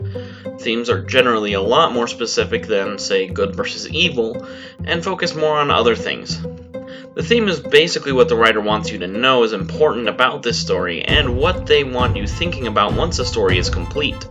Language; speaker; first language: English; native; English